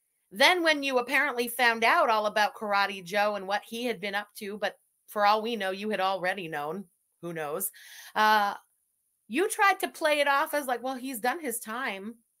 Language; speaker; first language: English; early bilingual, other home language; French